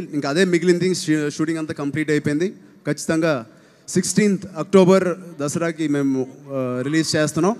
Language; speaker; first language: Telugu; native; Telugu